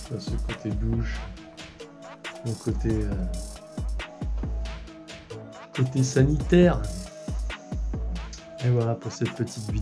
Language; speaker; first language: French; native; French